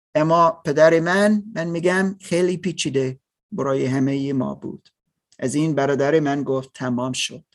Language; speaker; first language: Persian; non-native, learner; German